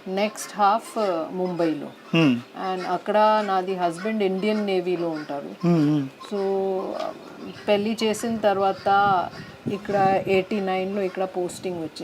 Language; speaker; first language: Telugu; non-native, fluent; Hindi